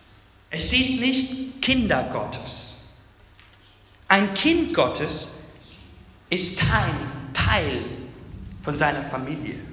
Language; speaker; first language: German; non-native, fluent; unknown